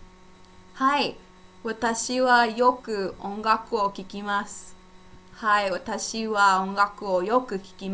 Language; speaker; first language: Japanese; non-native, fluent; English